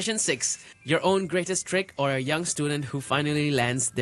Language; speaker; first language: English; non-native, local second language; Bangla